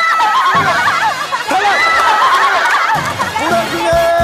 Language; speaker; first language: Korean; native; Korean